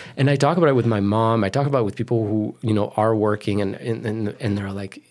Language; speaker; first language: English; non-native, fluent; French